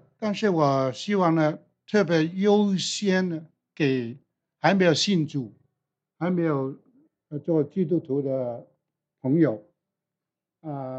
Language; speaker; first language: Chinese; non-native, local second language; Cantonese